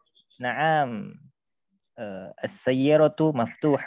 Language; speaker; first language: Arabic; non-native, learner; Indonesian